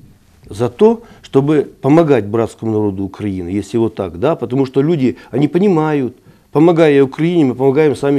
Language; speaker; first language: Russian; native; Russian